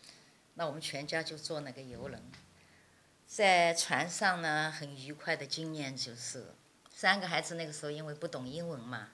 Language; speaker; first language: Chinese; non-native, local second language; Cantonese